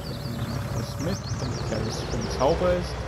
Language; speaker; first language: German; native; German